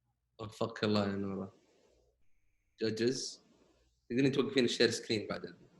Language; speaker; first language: Arabic; native; Arabic